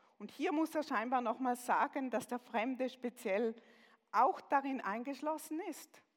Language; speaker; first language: German; native; German